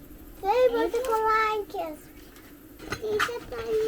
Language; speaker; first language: Dutch; early bilingual, heritage; Dutch